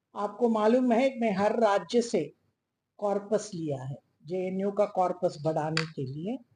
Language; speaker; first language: Hindi; non-native, local second language; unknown